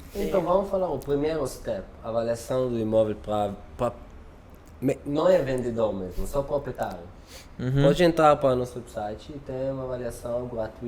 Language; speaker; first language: Portuguese; non-native, learner; Hebrew